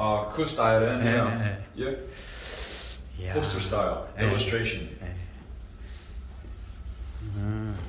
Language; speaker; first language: Korean; non-native, learner; English